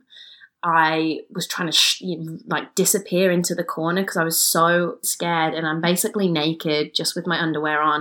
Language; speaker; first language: English; native; English